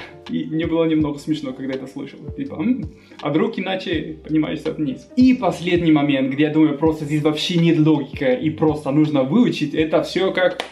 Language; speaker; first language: Russian; non-native, fluent; Spanish